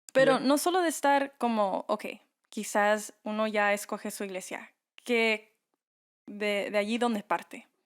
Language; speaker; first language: Spanish; early bilingual, heritage; Spanish